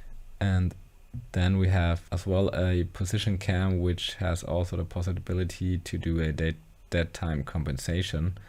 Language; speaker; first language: English; non-native, fluent; German